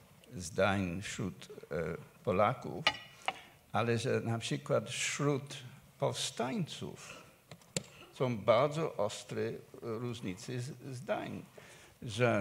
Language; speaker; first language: Polish; non-native, fluent; English